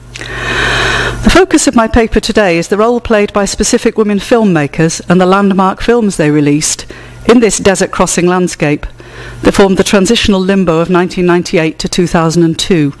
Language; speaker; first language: English; native; English